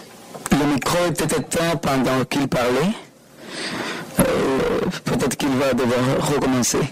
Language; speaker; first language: French; non-native, fluent; Spanish